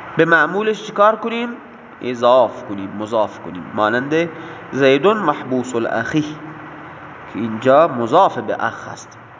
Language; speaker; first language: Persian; non-native, local second language; Baluchi